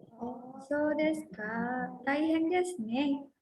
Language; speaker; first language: Japanese; non-native, learner; Indonesian